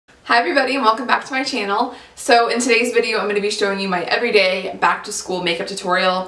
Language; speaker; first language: English; native; English